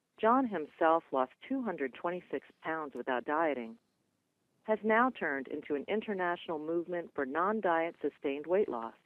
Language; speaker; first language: English; native; English